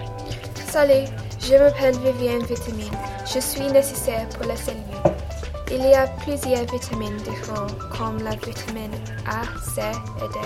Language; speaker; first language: French; non-native, learner; English